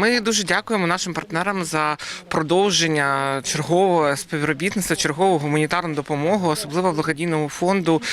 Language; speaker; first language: Ukrainian; native; Ukrainian